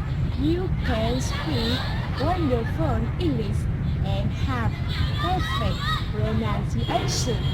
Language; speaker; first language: English; non-native, learner; Thai